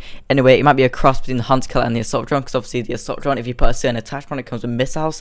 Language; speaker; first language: English; native; English